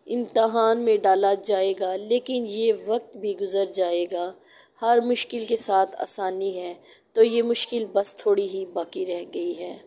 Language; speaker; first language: Urdu; non-native, local second language; Punjabi